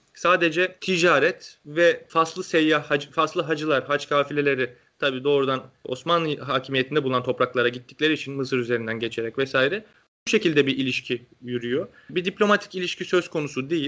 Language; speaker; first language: Turkish; native; Turkish